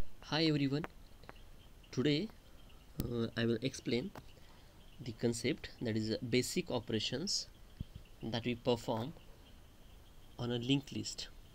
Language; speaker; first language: English; non-native, local second language; Marathi